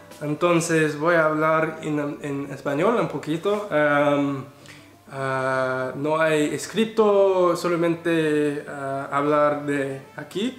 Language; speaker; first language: Spanish; non-native, learner; English